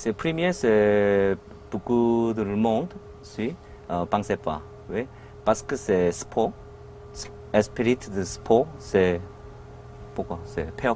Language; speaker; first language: French; non-native, learner; Korean